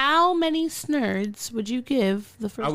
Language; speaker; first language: English; native; English